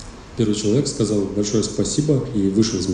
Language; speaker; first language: Russian; native; Russian